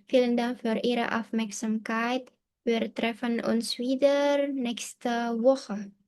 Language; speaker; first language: German; non-native, fluent; Indonesian